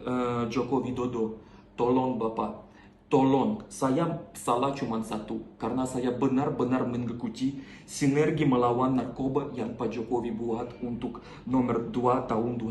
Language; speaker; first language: Indonesian; non-native, learner; Russian